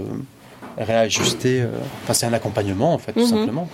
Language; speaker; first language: French; native; French